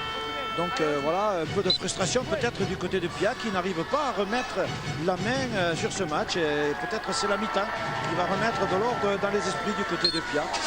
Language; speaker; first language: French; native; French